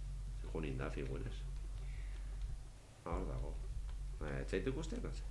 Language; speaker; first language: Basque; native; Basque